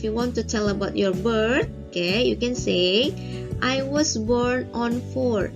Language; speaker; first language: English; non-native, learner; Indonesian